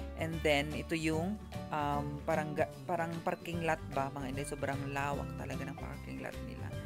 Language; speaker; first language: Filipino; non-native, local second language; Cebuano